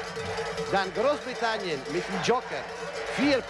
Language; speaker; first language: German; non-native, fluent; Italian